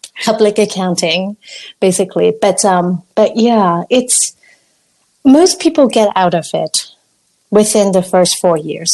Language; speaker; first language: English; non-native, local second language; Cantonese